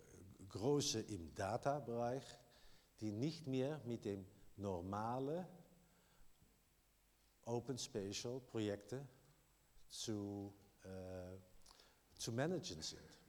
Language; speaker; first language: German; non-native, learner; Dutch